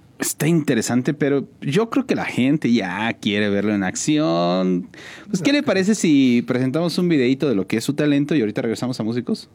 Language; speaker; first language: Spanish; native; Spanish